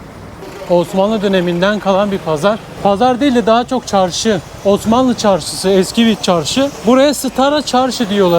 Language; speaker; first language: Turkish; native; Turkish